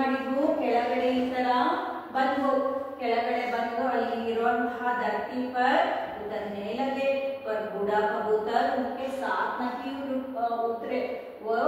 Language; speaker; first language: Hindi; non-native, local second language; Kannada